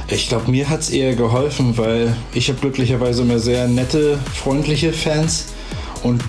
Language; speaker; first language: German; native; German